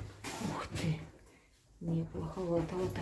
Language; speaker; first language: Russian; native; Russian